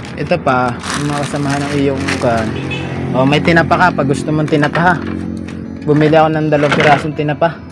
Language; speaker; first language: Filipino; non-native, local second language; Cebuano